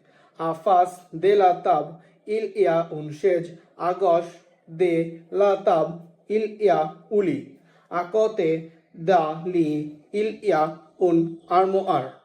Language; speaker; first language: French; non-native, learner; Bangla